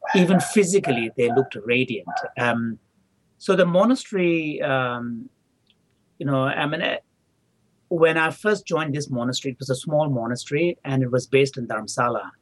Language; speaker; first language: English; non-native, local second language; Tibetan